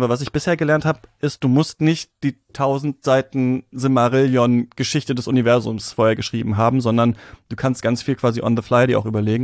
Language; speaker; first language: German; native; German